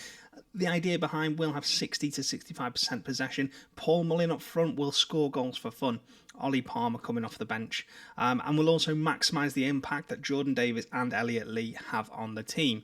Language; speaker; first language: English; native; English